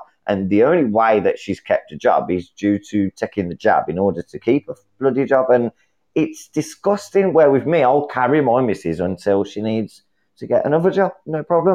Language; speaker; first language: English; native; English